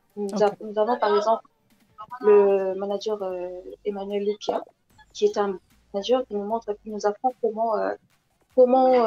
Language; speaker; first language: French; non-native, local second language; Lingala